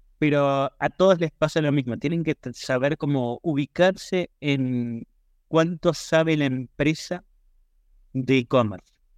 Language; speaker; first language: Spanish; native; Spanish